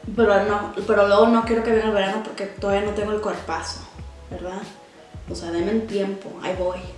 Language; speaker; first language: Spanish; early bilingual, heritage; Spanish